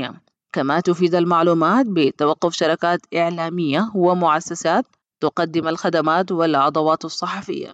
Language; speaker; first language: Arabic; native; Arabic